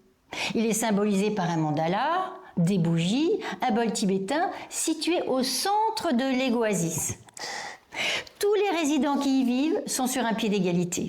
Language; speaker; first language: French; native; French